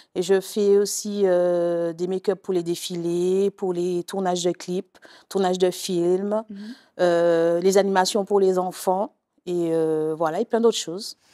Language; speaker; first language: French; native; French